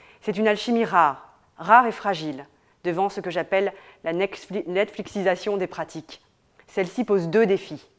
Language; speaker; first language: French; native; French